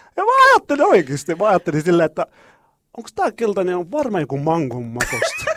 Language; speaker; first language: Finnish; non-native, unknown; Arabic